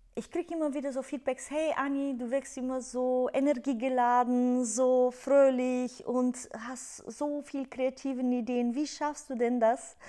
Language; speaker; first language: German; non-native, fluent; Bulgarian